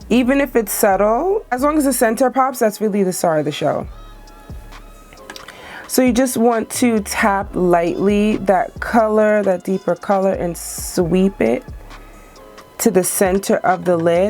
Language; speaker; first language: English; native; English